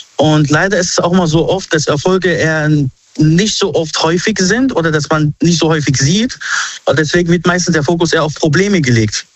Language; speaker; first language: German; early bilingual, other home language; Arabic